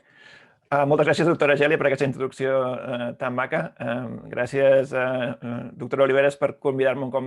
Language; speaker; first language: Catalan; native; Catalan